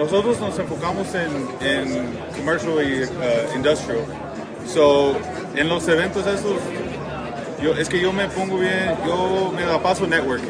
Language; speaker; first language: Spanish; early bilingual, heritage; Spanish